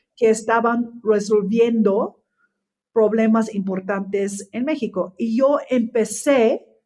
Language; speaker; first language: Spanish; non-native, fluent; English